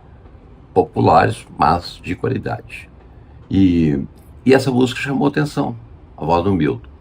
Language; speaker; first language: Portuguese; native; Portuguese